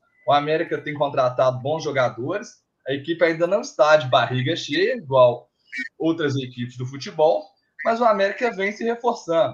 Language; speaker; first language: Portuguese; native; Portuguese